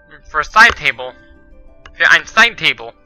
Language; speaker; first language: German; non-native, learner; English